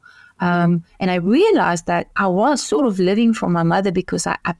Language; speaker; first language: English; non-native, local second language; Afrikaans